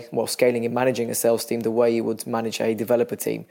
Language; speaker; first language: English; non-native, fluent; Bulgarian